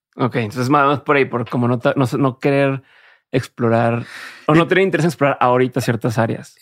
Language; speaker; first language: Spanish; native; Spanish